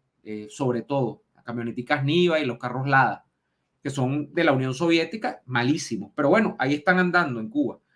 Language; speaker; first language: Spanish; native; Spanish